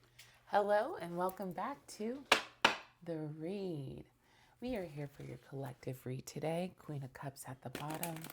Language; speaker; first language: English; native; English